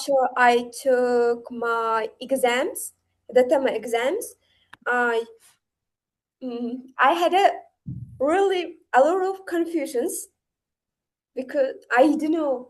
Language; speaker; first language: English; non-native, learner; Uzbek